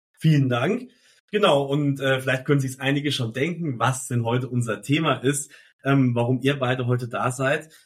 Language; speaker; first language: German; native; German